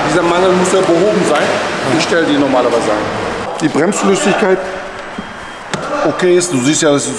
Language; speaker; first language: German; native; German